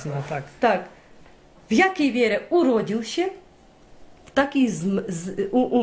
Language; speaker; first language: Polish; non-native, learner; Ukrainian